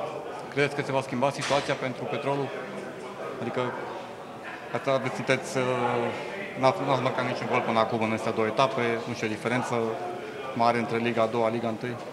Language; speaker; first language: Romanian; native; Romanian